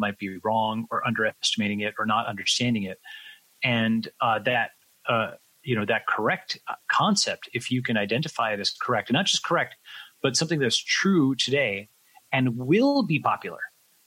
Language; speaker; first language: English; native; English